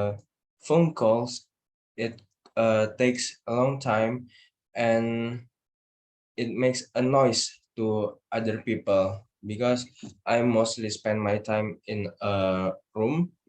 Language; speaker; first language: English; non-native, learner; Indonesian